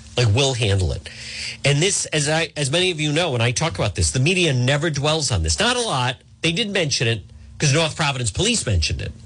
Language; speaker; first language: English; native; English